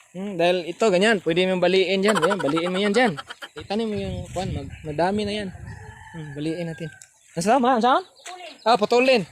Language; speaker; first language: Filipino; non-native, local second language; Cebuano